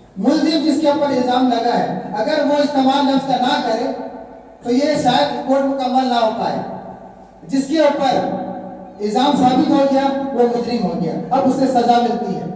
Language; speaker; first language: Urdu; native; Urdu